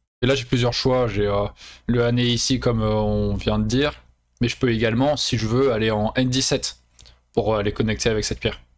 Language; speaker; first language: French; native; French